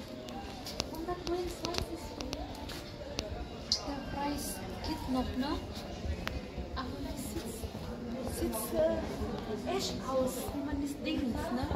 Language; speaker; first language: German; non-native, learner; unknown